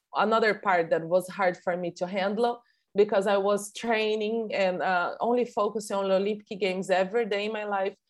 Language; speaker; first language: English; non-native, fluent; Portuguese